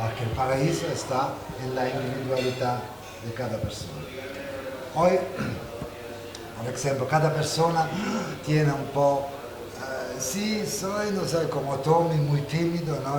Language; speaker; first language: Spanish; non-native, fluent; Italian